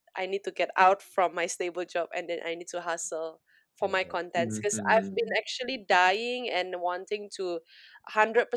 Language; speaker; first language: English; non-native, fluent; Indonesian